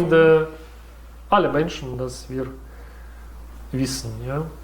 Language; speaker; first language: German; non-native, learner; Russian